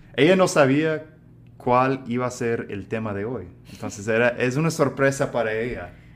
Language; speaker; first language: Spanish; non-native, fluent; English